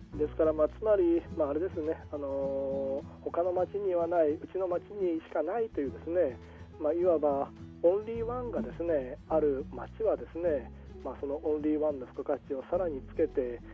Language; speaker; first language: Japanese; native; Japanese